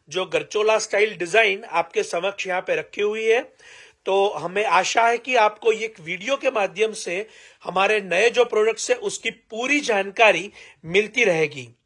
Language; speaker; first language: Hindi; non-native, local second language; Gujarati